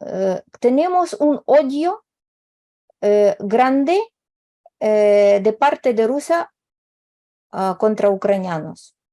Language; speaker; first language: Spanish; non-native, fluent; Ukrainian